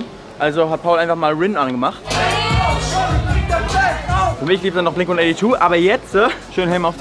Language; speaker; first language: German; native; German